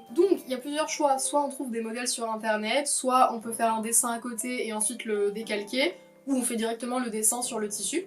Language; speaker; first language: French; native; French